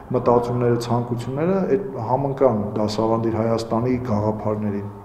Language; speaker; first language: Armenian; native; Armenian